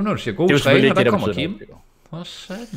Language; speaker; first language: Danish; native; Danish